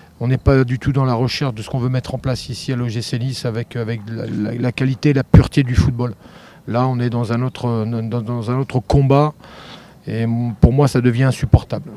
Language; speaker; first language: French; native; French